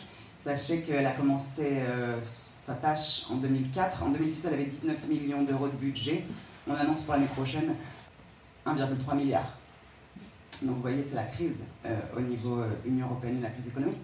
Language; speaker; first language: French; native; French